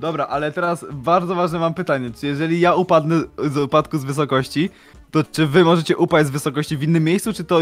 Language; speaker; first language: Polish; native; Polish